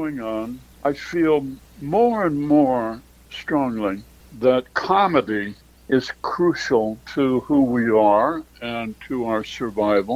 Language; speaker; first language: English; native; English